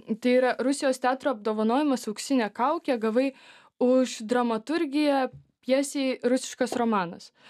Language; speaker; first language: Lithuanian; non-native, local second language; Russian